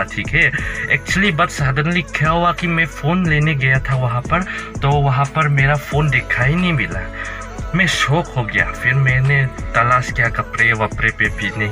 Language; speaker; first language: Hindi; non-native, learner; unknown